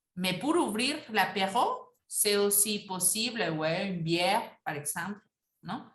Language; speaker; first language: French; non-native, fluent; Spanish